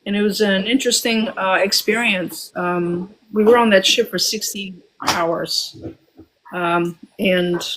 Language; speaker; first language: English; early bilingual, other home language; Albanian